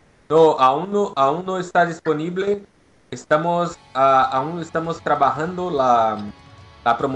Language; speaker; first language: Spanish; non-native, learner; Portuguese